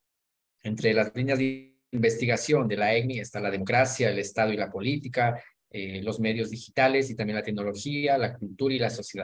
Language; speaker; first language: Spanish; native; Spanish